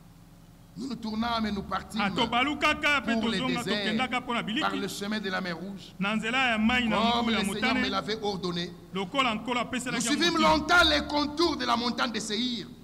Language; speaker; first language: French; non-native, local second language; Lingala